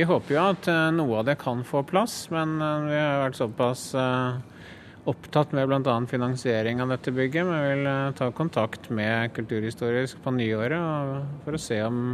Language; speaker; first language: Norwegian; native; Norwegian